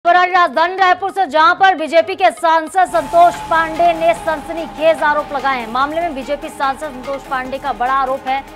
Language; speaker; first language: Hindi; native; Hindi